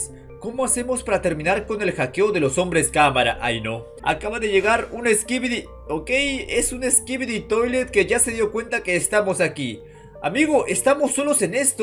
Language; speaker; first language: Spanish; native; Spanish